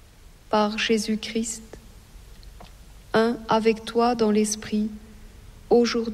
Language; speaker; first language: French; native; French